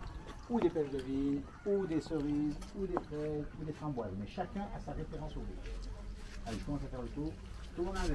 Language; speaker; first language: French; native; French